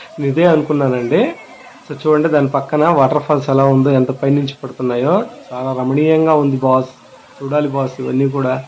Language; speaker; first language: Telugu; native; Telugu